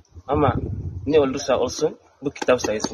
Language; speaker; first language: Turkish; non-native, learner; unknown